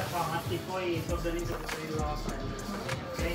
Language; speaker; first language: Italian; native; Italian